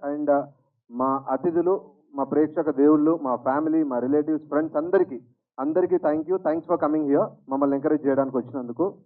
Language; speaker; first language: Telugu; native; Telugu